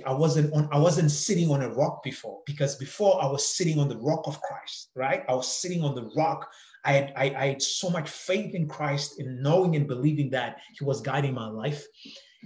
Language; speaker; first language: English; non-native, local second language; Shona